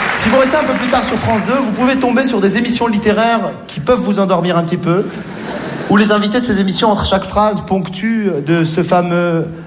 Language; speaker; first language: French; native; French